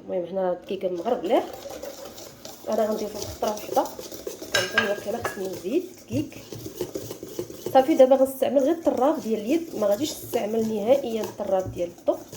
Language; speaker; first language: Arabic; native; Arabic